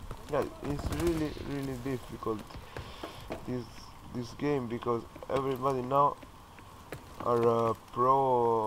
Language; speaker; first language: English; non-native, learner; Italian